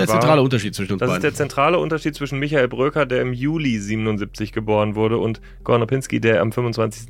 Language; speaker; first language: German; native; German